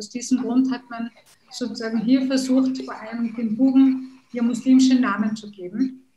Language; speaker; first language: German; early bilingual, other home language; Kurdish